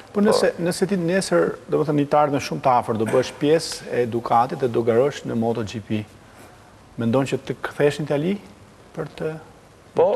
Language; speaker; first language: Albanian; native; Albanian